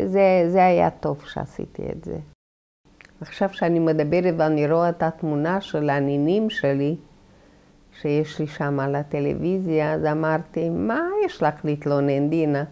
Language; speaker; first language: Hebrew; non-native, fluent; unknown